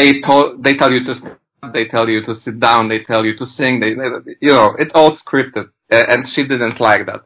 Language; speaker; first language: English; non-native, fluent; Polish